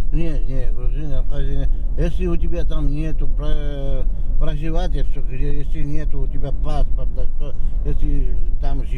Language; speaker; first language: Russian; non-native, fluent; Georgian